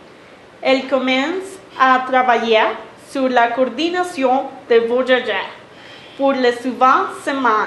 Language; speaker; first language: French; non-native, learner; Spanish